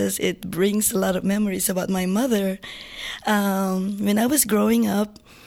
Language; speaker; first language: English; non-native, local second language; Filipino